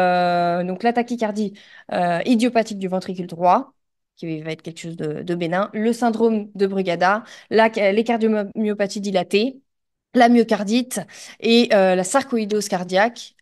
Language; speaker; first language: French; native; French